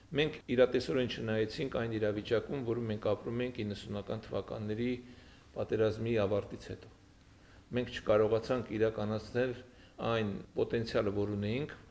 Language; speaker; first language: Armenian; native; Armenian